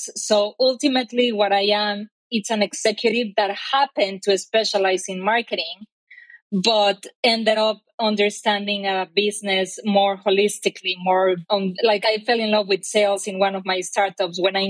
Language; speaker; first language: English; non-native, fluent; Spanish